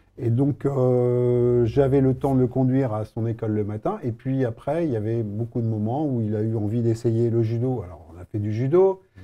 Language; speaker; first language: French; native; French